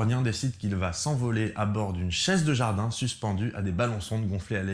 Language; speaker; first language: French; native; French